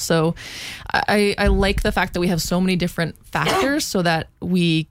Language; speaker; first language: English; native; English